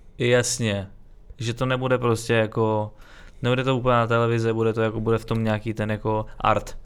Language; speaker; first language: Czech; native; Czech